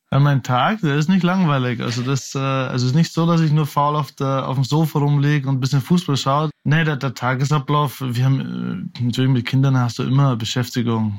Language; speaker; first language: German; native; German